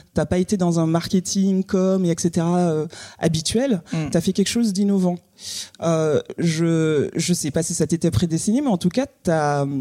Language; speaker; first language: French; native; French